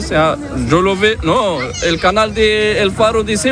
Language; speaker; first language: Spanish; non-native, learner; Arabic